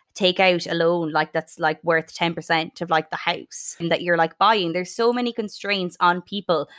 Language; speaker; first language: English; native; English